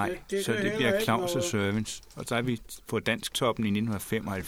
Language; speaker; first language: Danish; native; Danish